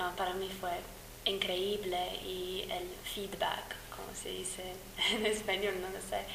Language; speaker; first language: Spanish; non-native, fluent; English